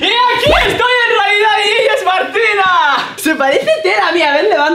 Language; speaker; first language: Spanish; native; Spanish